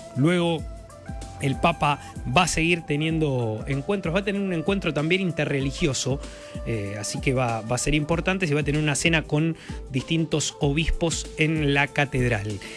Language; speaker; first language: Spanish; native; Spanish